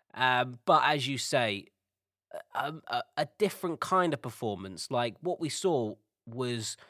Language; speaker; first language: English; native; English